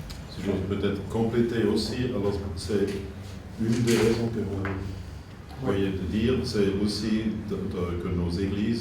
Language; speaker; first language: French; non-native, fluent; German